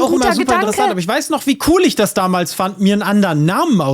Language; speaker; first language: German; native; German